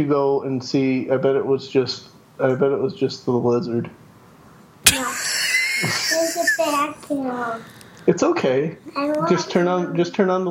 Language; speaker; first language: English; native; English